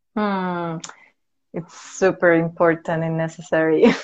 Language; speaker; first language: English; non-native, learner; Spanish